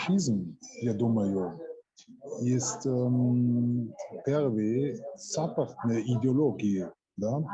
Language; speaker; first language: Russian; non-native, learner; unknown